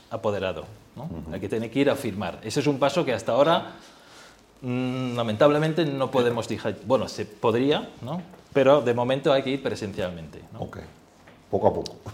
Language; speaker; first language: Spanish; non-native, fluent; German